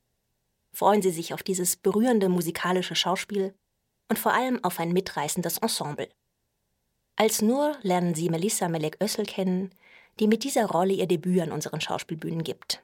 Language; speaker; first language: German; native; German